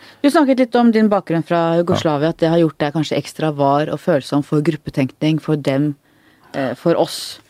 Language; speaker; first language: Norwegian; native; Norwegian